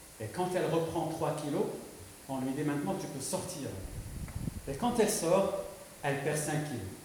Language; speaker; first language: French; non-native, local second language; Arabic